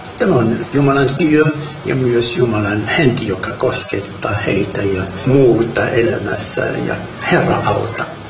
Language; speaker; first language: Finnish; non-native, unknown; Arabic